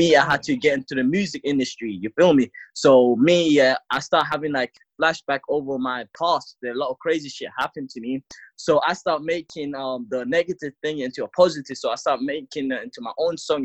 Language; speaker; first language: English; native; English